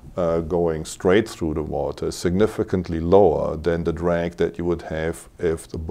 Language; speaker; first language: English; non-native, fluent; German